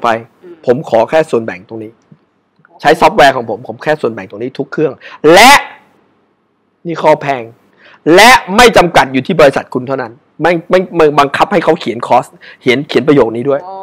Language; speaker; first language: Thai; native; Thai